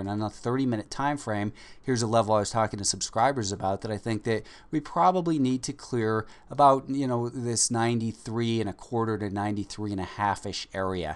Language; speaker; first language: English; native; English